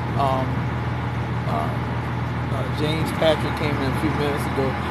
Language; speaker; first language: English; native; English